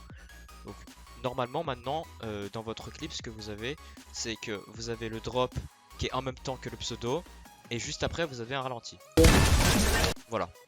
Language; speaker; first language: French; native; French